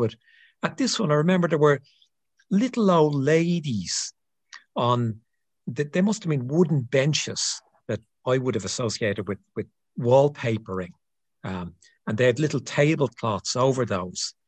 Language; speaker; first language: English; native; English